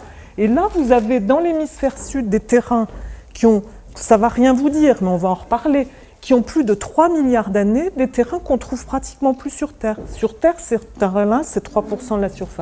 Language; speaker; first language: French; native; French